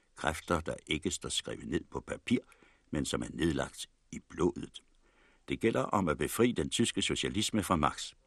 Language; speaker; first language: Danish; native; Danish